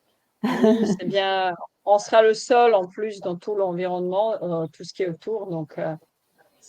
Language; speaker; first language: French; native; French